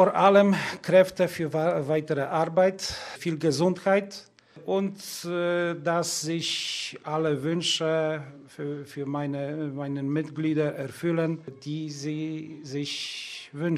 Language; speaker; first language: German; non-native, local second language; Polish